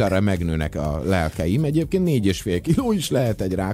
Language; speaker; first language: Hungarian; native; Hungarian